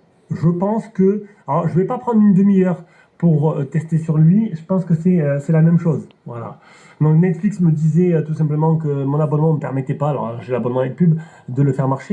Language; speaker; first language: French; native; French